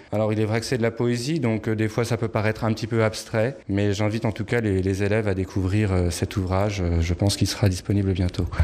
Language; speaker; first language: French; non-native, local second language; Wolof